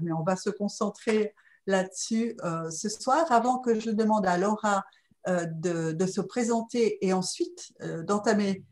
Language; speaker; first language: French; native; French